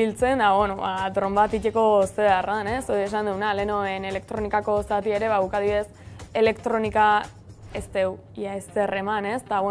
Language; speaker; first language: Basque; native; Basque